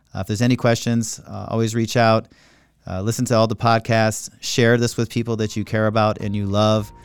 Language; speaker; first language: English; native; English